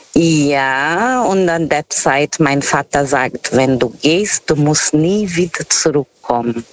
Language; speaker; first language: German; non-native, learner; Portuguese